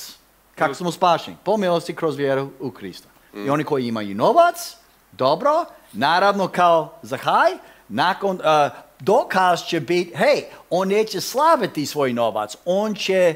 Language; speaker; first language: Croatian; non-native, fluent; English